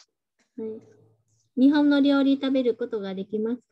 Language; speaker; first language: Japanese; non-native, fluent; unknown